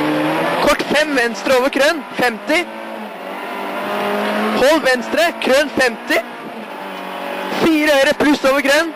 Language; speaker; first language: Norwegian; native; Norwegian